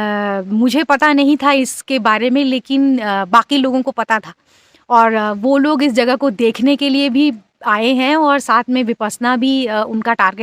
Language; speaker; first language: Hindi; native; Hindi